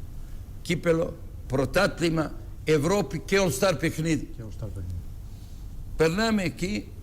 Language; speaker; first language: Greek; non-native, fluent; Serbian